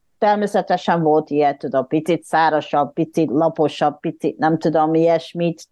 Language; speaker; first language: Hungarian; non-native, fluent; Japanese